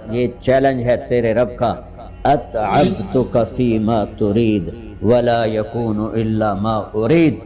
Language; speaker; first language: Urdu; non-native, local second language; Punjabi